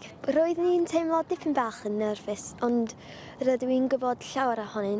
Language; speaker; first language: Welsh; non-native, learner; English